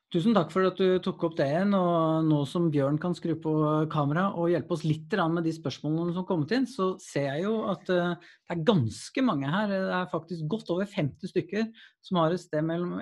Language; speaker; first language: Norwegian; native; Norwegian